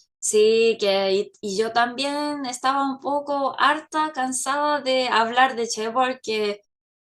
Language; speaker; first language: Spanish; non-native, fluent; Korean